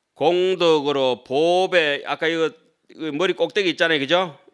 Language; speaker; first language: Korean; native; Korean